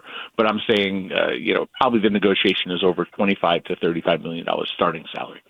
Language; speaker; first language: English; native; English